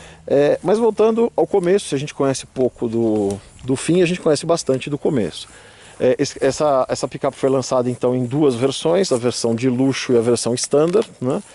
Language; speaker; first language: Portuguese; native; Portuguese